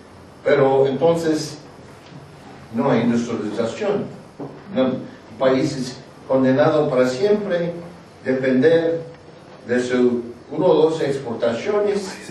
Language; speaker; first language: Spanish; non-native, fluent; English